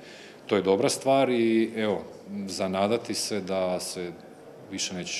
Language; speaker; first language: Croatian; native; Croatian